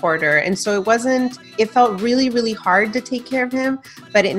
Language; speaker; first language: English; non-native, fluent; Punjabi